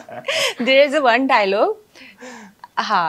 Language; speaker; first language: Telugu; non-native, learner; Hindi